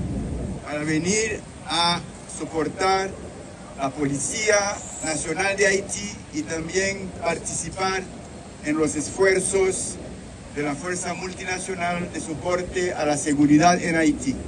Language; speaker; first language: Spanish; non-native, fluent; Haitian Creole